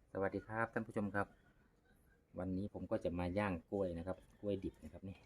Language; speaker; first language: Thai; non-native, local second language; Northeastern Thai